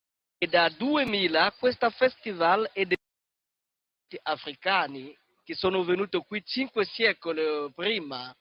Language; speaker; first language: Italian; non-native, fluent; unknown